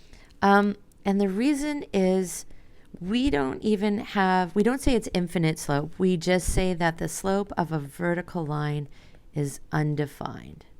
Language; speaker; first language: English; native; English